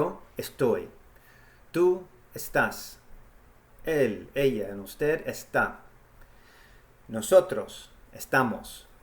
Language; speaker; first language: Spanish; non-native, fluent; English